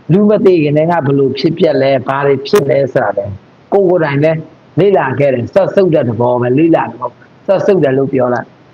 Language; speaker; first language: Burmese; non-native, local second language; Mon